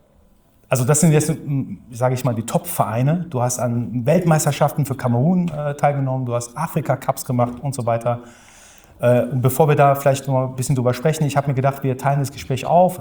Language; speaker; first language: German; native; German